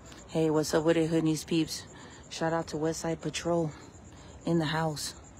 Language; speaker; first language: English; early bilingual, other home language; Spanish